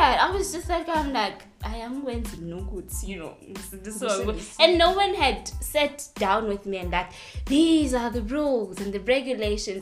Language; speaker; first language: English; non-native, local second language; Zulu